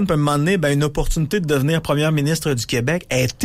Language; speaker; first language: French; native; French